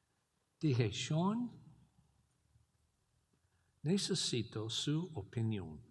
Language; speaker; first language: Spanish; non-native, learner; English